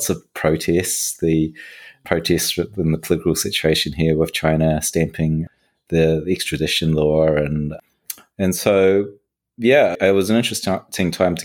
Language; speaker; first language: English; native; English